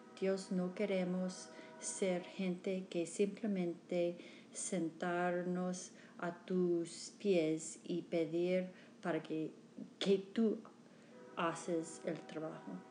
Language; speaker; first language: Spanish; non-native, learner; English